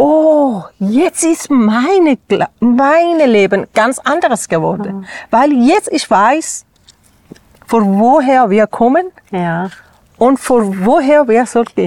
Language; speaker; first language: German; non-native, learner; Persian